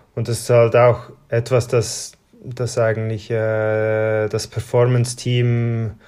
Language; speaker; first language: German; native; German